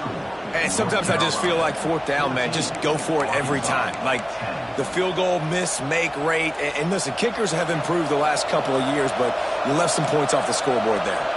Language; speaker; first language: English; native; English